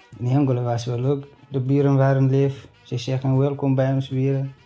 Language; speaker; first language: Dutch; non-native, learner; Tigrinya